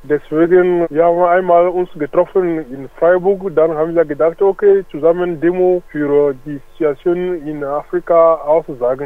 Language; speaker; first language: German; non-native, learner; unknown